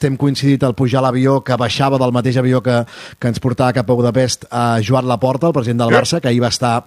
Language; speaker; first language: Catalan; native; Catalan